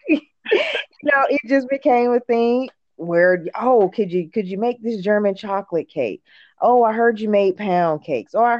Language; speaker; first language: English; native; English